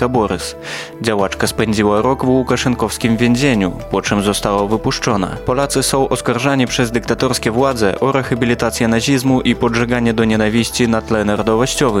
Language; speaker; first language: Polish; native; Polish